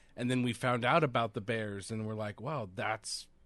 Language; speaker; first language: English; native; English